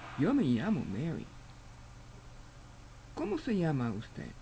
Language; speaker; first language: Spanish; non-native, fluent; English